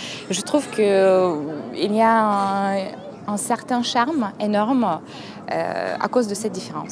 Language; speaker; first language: French; non-native, fluent; Romanian